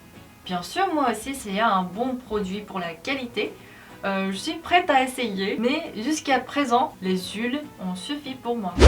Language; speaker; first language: French; non-native, learner; Korean